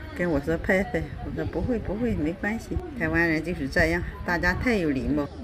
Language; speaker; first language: Chinese; native; Chinese